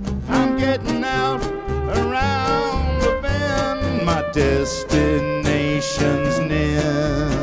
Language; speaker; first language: English; native; English